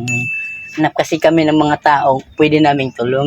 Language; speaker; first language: Filipino; non-native, local second language; Cebuano